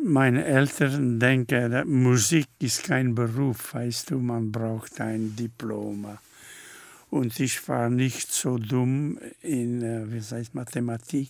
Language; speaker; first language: German; non-native, fluent; French